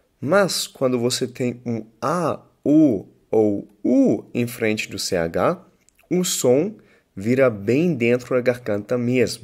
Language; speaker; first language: Portuguese; non-native, fluent; German